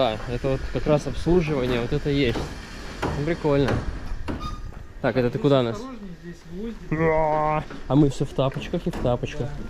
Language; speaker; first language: Russian; native; Russian